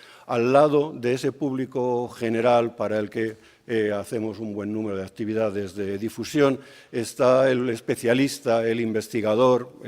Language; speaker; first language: Spanish; native; Spanish